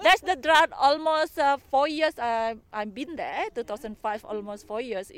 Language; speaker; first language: English; non-native, learner; Indonesian